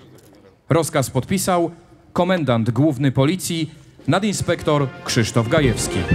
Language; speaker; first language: Polish; native; Polish